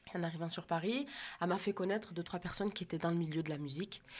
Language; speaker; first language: French; native; French